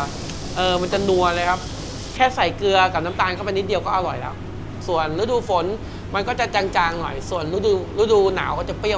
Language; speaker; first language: Thai; native; Thai